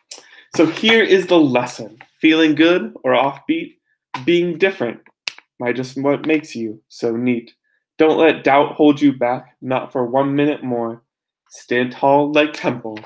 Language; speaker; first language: English; native; English